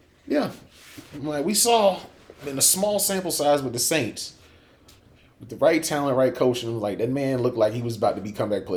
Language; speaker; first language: English; native; English